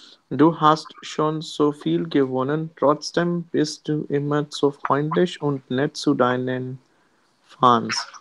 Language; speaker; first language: German; non-native, learner; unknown